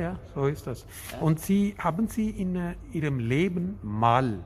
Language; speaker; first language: German; non-native, learner; Urdu